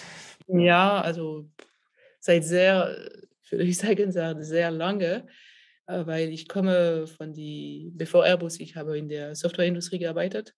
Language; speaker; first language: German; non-native, fluent; French